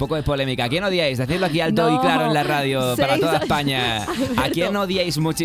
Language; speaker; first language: Spanish; native; Spanish